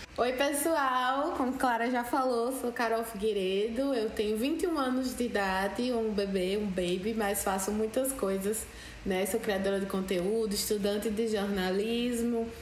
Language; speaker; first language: Portuguese; native; Portuguese